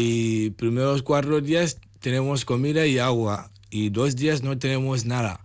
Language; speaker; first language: Spanish; non-native, learner; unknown